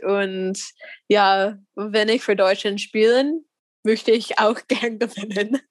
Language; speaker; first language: German; non-native, learner; English